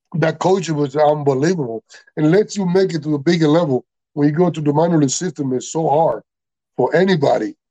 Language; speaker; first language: English; non-native, learner; Spanish